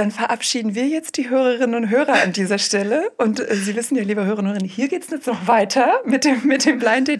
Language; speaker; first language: German; native; German